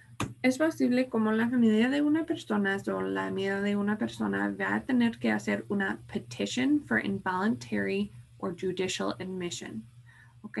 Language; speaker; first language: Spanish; non-native, fluent; English